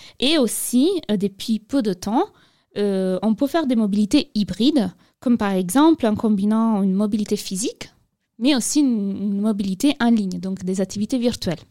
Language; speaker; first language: French; non-native, fluent; Italian